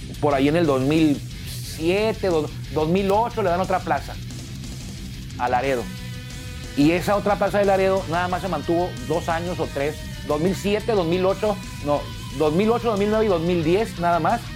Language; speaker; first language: Spanish; native; Spanish